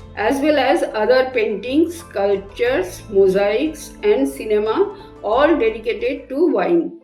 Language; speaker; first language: English; non-native, local second language; Bangla